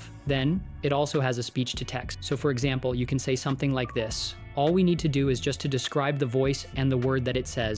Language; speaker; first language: English; native; English